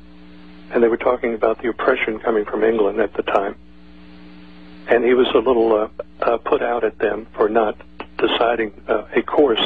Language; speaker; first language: English; native; English